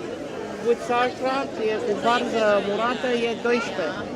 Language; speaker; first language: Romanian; early bilingual, heritage; Romanian